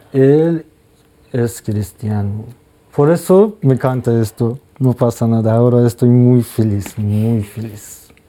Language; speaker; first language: Spanish; non-native, learner; Persian